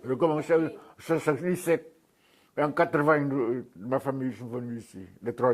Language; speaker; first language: French; non-native, fluent; Vietnamese